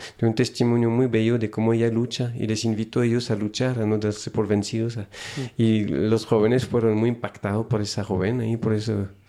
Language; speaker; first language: Spanish; non-native, fluent; French